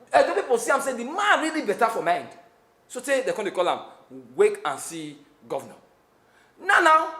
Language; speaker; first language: Nigerian Pidgin; native; Nigerian Pidgin